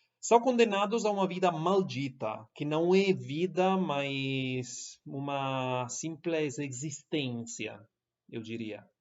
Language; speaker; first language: Portuguese; non-native, fluent; Italian